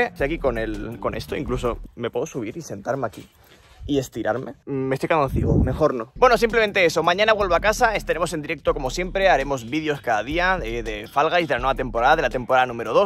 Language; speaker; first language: Spanish; native; Spanish